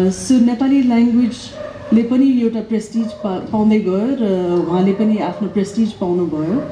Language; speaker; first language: Nepali; early bilingual, other home language; English